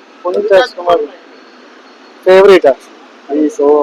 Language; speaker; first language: Kannada; non-native, learner; Malayalam